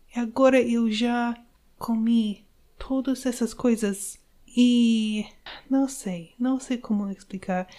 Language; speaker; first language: Portuguese; non-native, fluent; English